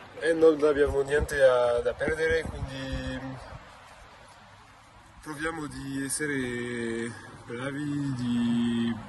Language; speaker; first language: Italian; non-native, learner; French